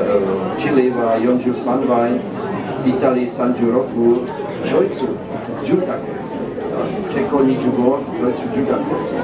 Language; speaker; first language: Japanese; non-native, learner; Czech